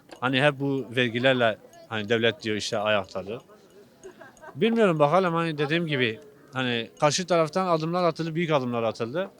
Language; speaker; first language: Turkish; non-native, local second language; Kurdish